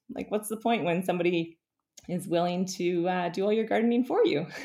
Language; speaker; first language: English; native; English